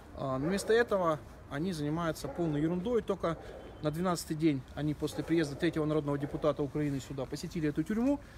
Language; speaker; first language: Russian; native; Russian